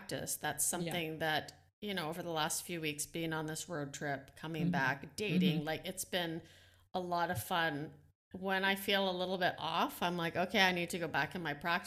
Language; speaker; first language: English; non-native, fluent; Dutch